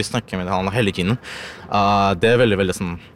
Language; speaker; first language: Norwegian; non-native, learner; Ukrainian